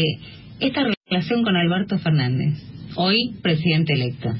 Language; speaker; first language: Spanish; native; Spanish